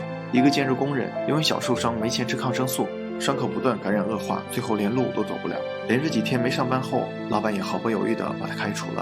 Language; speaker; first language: Chinese; native; Chinese